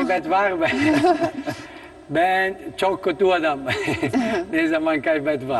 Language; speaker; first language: Turkish; non-native, learner; Italian